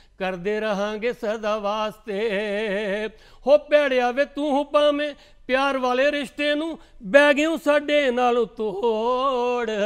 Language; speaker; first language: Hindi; non-native, local second language; Punjabi